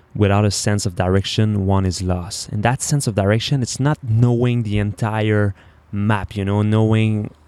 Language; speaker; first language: English; non-native, fluent; French